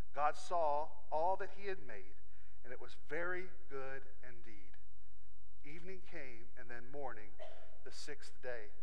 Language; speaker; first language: English; native; English